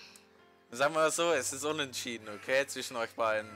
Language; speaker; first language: German; native; German